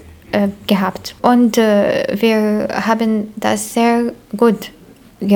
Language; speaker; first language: German; non-native, learner; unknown